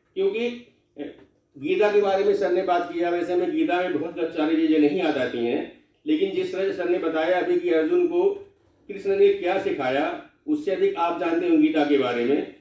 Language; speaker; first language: Hindi; non-native, local second language; Bhojpuri